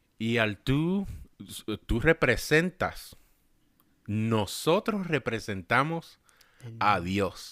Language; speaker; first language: Spanish; early bilingual, heritage; Spanish